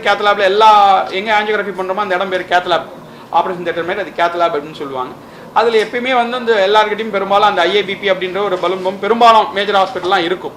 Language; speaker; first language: Tamil; native; Tamil